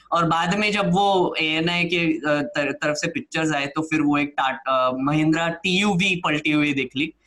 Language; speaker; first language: Hindi; native; Hindi